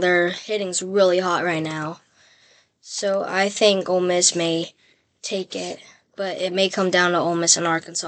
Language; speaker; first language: English; native; English